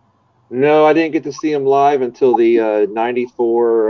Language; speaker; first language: English; native; English